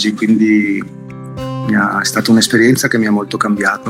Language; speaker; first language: Italian; native; Italian